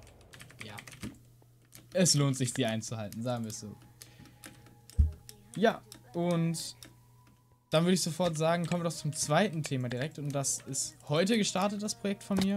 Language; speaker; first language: German; native; German